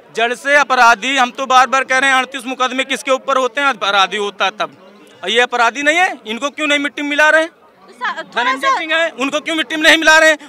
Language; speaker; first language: Hindi; native; Hindi